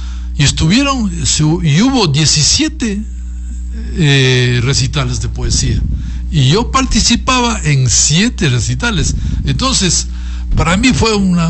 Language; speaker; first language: Spanish; native; Spanish